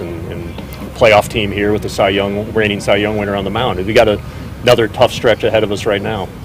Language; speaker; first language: English; native; English